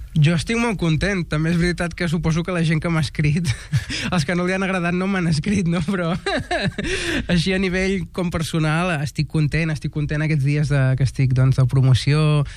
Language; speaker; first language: Catalan; native; Catalan